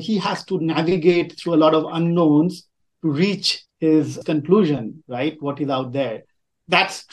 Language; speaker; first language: English; non-native, local second language; Bangla